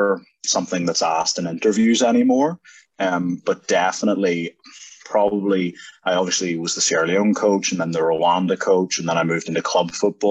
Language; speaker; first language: English; native; English